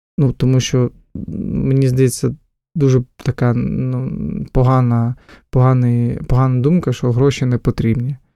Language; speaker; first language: Ukrainian; non-native, local second language; Russian